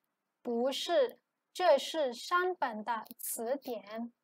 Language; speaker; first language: Chinese; non-native, fluent; Indonesian